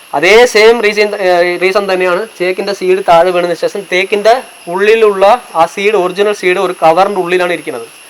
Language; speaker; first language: Malayalam; non-native, local second language; Tamil